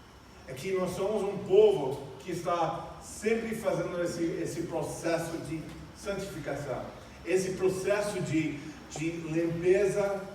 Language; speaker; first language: Portuguese; non-native, fluent; English